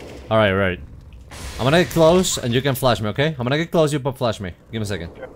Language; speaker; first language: English; non-native, fluent; Spanish